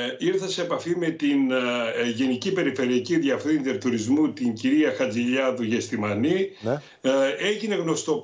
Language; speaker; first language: Greek; native; Greek